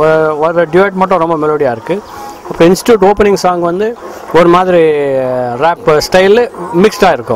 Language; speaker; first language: Tamil; non-native, local second language; Kannada